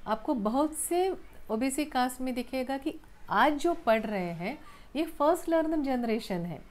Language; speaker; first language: Hindi; non-native, local second language; Marathi